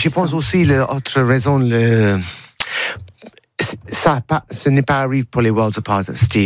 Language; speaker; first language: French; non-native, learner; English